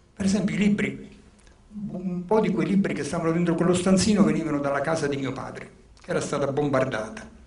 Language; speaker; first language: Italian; non-native, local second language; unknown